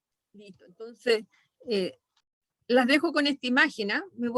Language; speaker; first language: Spanish; native; Spanish